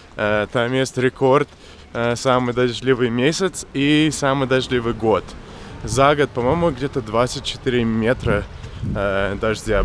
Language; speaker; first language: Russian; non-native, fluent; English